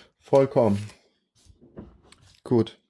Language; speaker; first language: German; native; German